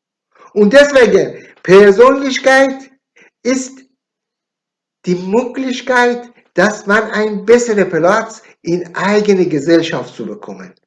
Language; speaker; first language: German; non-native, learner; Persian